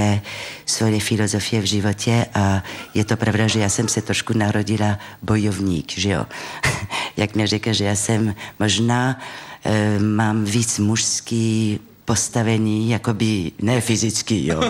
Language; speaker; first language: Czech; non-native, fluent; French